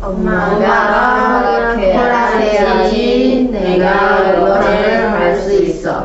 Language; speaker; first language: Korean; non-native, learner; Chinese